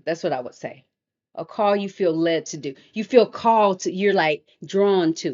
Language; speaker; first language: English; native; English